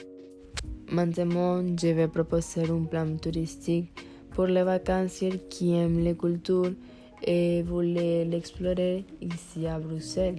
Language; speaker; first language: French; non-native, learner; Spanish